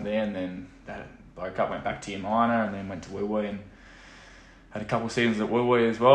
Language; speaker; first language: English; native; English